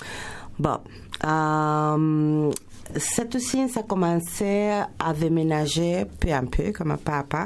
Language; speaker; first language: French; non-native, fluent; Spanish